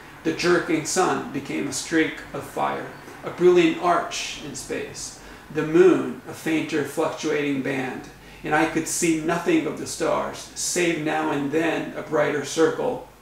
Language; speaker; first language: English; non-native, fluent; Japanese